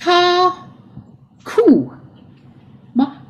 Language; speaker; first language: Chinese; non-native, fluent; English